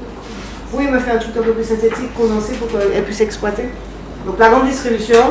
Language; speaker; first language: French; native; French